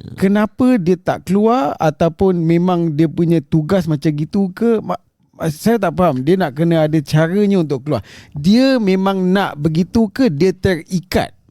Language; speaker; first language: Malay; native; Malay